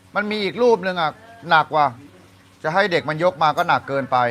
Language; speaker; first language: Thai; native; Thai